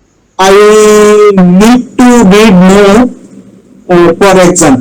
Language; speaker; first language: English; non-native, learner; Bangla